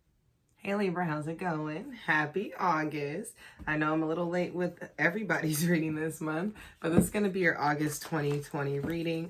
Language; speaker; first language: English; native; English